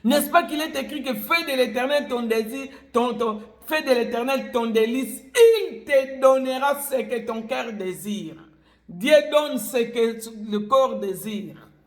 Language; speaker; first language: French; non-native, local second language; Lingala